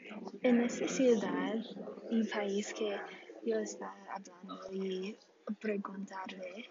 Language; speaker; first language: Spanish; non-native, learner; English